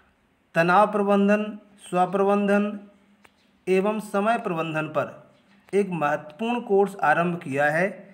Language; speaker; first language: Hindi; native; Hindi